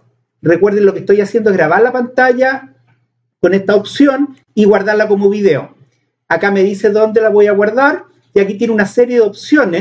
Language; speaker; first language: Spanish; native; Spanish